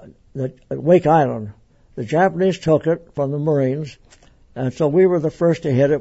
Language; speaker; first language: English; native; English